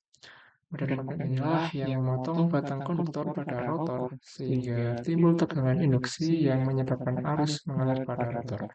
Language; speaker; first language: Indonesian; native; Indonesian